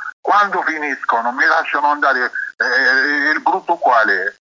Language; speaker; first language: Italian; non-native, learner; Arabic